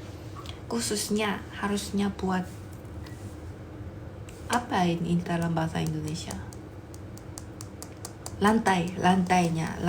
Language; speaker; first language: Indonesian; non-native, fluent; Korean